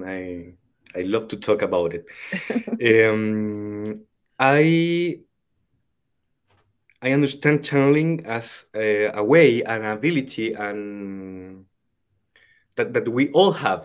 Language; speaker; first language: English; non-native, fluent; Spanish